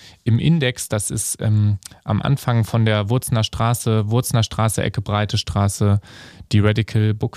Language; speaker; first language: German; native; German